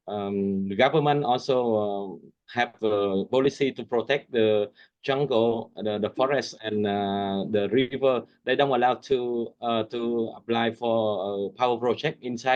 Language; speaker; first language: English; non-native, learner; Vietnamese